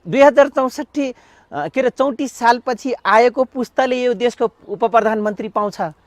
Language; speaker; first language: Nepali; non-native, local second language; Dangaura Tharu